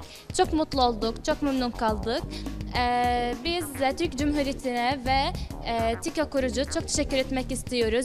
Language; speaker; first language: Turkish; non-native, learner; Arabic